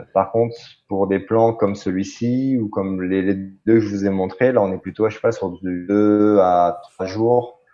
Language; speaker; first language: French; native; French